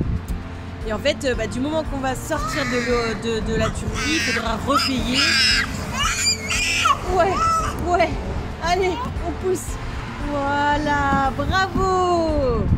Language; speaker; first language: French; native; French